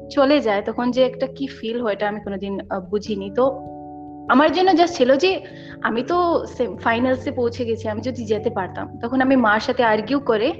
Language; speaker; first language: Bangla; non-native, local second language; Assamese